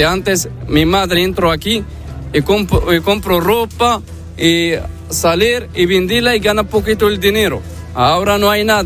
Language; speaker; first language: Spanish; non-native, learner; Arabic